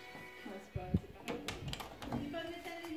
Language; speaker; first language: French; native; French